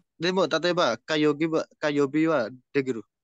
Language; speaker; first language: Japanese; non-native, learner; Indonesian